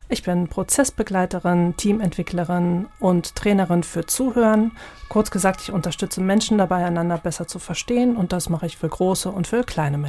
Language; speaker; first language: German; native; German